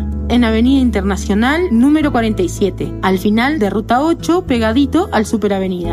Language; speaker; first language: Spanish; native; Spanish